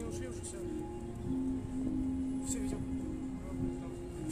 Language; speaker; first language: Russian; native; Russian